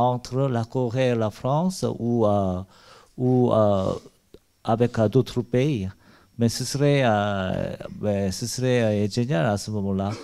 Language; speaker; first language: French; non-native, learner; Korean